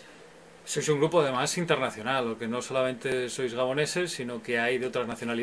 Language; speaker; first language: Spanish; native; Spanish